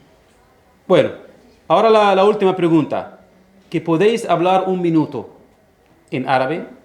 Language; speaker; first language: Spanish; non-native, fluent; Arabic